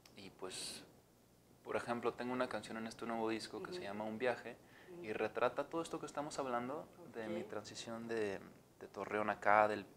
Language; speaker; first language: Spanish; native; Spanish